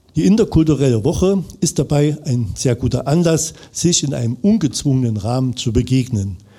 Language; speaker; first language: German; native; German